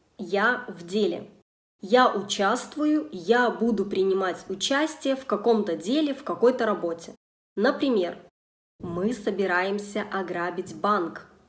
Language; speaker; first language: Russian; native; Russian